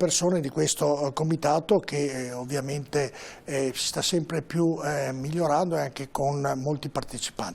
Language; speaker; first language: Italian; native; Italian